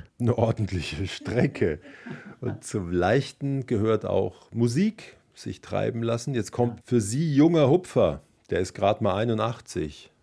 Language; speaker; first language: German; native; German